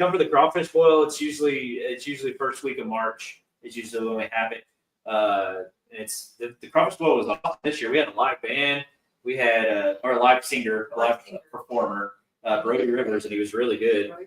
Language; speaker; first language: English; native; English